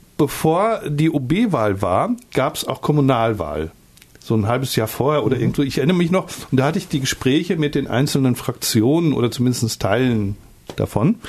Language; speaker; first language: German; native; German